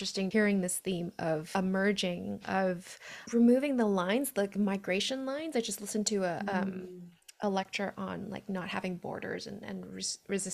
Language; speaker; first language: English; non-native, local second language; Cantonese